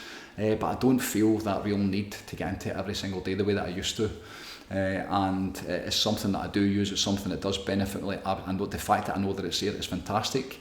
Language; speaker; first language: English; native; English